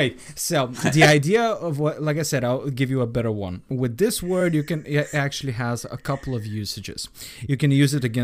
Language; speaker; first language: English; non-native, fluent; Bulgarian